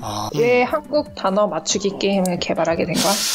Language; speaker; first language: Korean; native; Korean